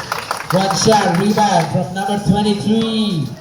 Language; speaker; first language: English; non-native, local second language; Indonesian